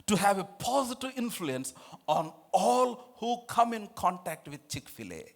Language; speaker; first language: English; non-native, local second language; Telugu